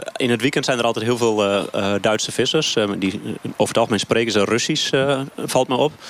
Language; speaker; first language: Dutch; native; Dutch